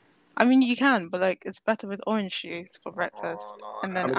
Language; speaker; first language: English; native; English